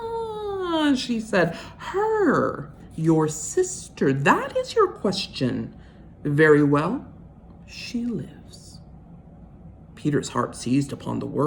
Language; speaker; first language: English; native; English